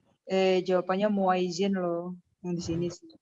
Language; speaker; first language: Indonesian; native; Indonesian